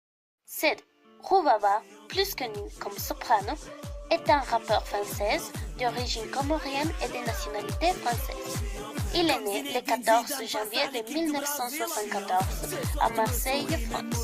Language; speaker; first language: French; non-native, learner; Spanish